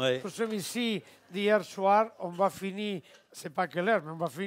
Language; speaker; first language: French; non-native, fluent; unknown